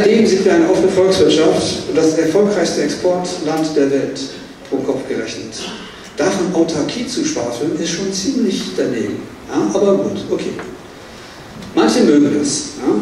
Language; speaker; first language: German; native; German